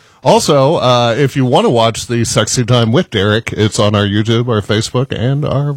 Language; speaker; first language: English; native; English